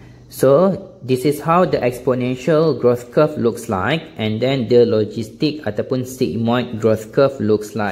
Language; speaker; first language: English; non-native, local second language; Malay